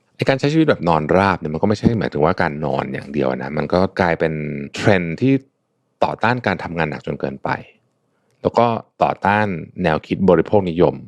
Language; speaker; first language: Thai; early bilingual, other home language; Chinese